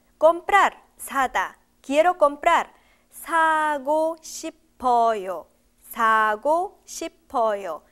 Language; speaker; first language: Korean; early bilingual, heritage; Korean